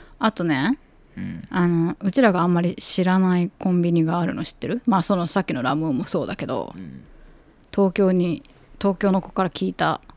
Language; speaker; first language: Japanese; native; Japanese